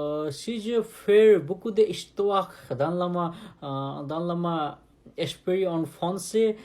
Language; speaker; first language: French; non-native, learner; Nepali